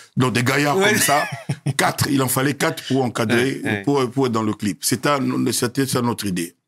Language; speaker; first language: French; non-native, local second language; Lingala